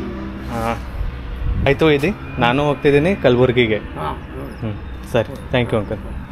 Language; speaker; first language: Kannada; non-native, learner; Hindi